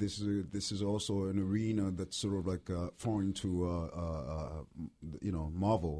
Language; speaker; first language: English; non-native, fluent; French